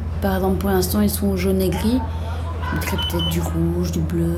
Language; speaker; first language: French; native; French